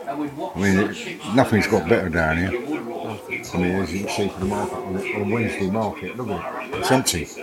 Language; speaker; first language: English; native; English